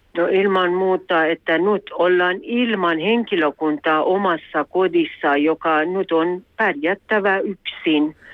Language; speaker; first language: Finnish; non-native, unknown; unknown